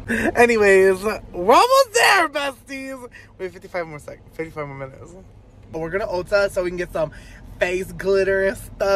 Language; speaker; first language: English; native; English